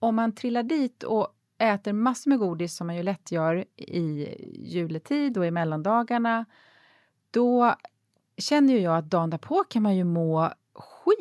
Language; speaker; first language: Swedish; native; Swedish